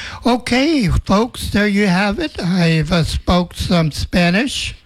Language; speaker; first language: English; native; English